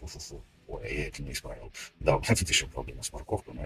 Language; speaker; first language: Russian; native; Russian